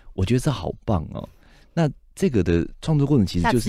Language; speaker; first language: Chinese; native; Chinese